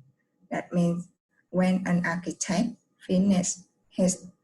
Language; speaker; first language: English; non-native, learner; Vietnamese